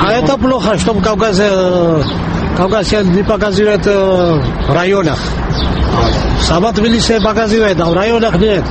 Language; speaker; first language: Russian; non-native, learner; Georgian